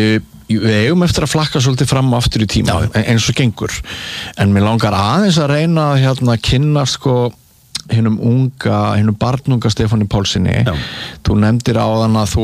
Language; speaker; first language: Icelandic; native; Icelandic